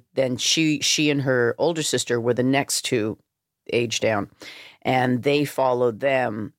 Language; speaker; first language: English; native; English